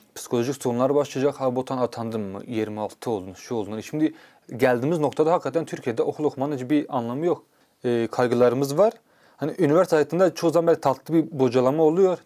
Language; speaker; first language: Turkish; non-native, local second language; Kurdish